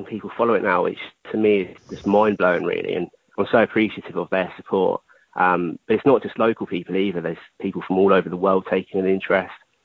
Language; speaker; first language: English; native; English